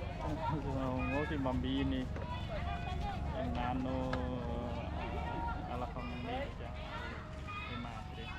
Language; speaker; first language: Italian; non-native, fluent; Vietnamese